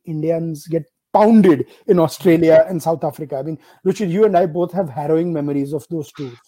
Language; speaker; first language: English; non-native, local second language; Gujarati